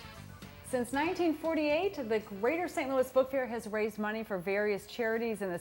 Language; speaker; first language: English; native; English